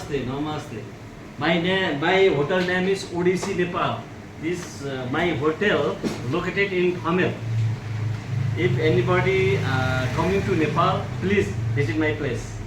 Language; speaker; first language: English; non-native, learner; Nepali